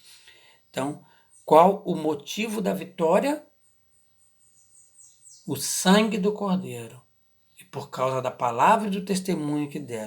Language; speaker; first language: Portuguese; native; Portuguese